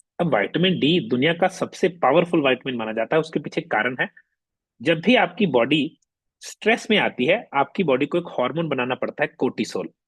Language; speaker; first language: Hindi; non-native, local second language; Punjabi